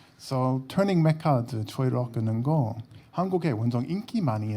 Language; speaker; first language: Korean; non-native, learner; English